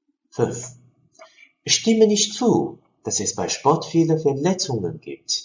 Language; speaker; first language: German; non-native, fluent; Chinese